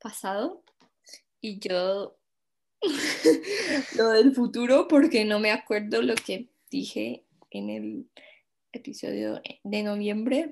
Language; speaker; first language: Spanish; non-native, fluent; English